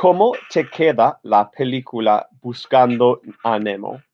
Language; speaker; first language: Spanish; non-native, fluent; English